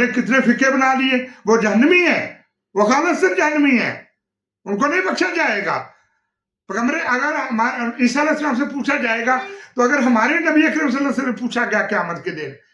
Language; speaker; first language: Urdu; non-native, local second language; Punjabi